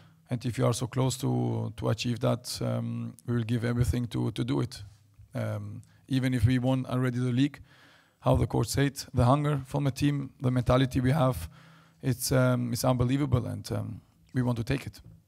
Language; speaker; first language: English; non-native, fluent; Albanian